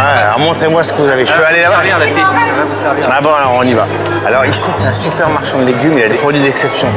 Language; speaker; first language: French; native; French